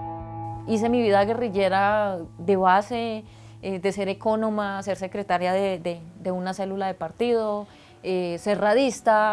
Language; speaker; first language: Spanish; native; Spanish